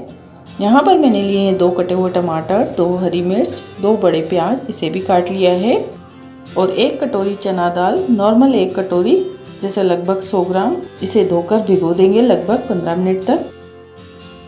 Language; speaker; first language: Hindi; native; Hindi